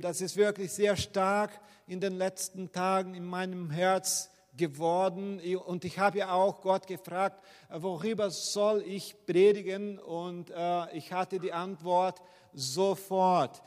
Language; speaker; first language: German; non-native, fluent; Portuguese